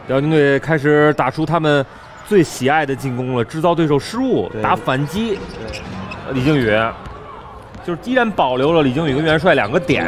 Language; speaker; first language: Chinese; native; Chinese